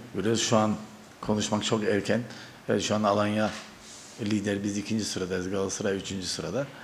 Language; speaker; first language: Turkish; early bilingual, heritage; Turkish